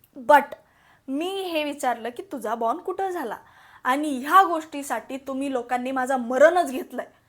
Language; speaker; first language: Marathi; non-native, local second language; Malayalam